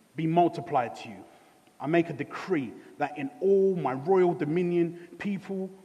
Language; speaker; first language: English; early bilingual, other home language; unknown